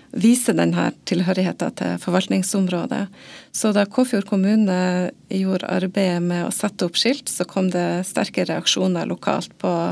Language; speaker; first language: Norwegian; native; Norwegian